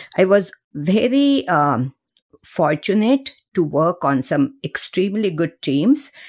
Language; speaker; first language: English; non-native, local second language; Marathi